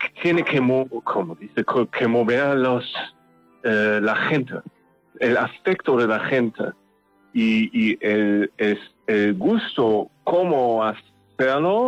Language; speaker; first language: Spanish; non-native, learner; German